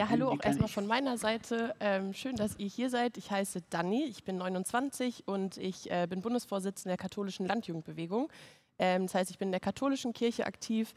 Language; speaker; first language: German; native; German